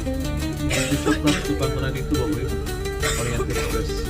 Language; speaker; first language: Indonesian; non-native, fluent; Turkish